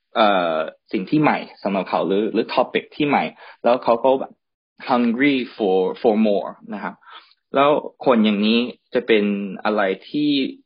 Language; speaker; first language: Thai; early bilingual, heritage; Thai